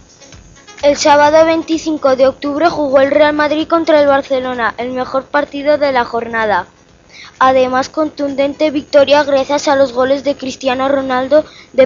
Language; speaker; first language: Spanish; native; Spanish